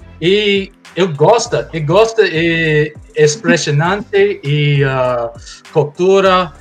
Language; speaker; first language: Portuguese; non-native, learner; English